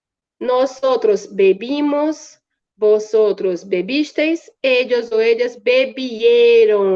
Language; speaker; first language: Spanish; non-native, fluent; Portuguese